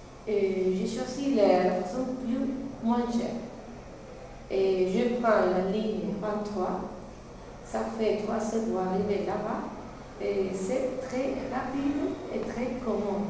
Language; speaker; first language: French; non-native, learner; Spanish